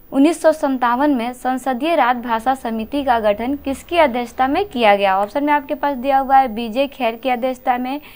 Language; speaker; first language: Hindi; native; Hindi